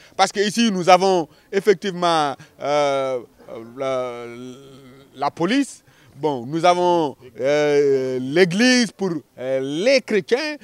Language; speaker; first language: French; non-native, local second language; Wolof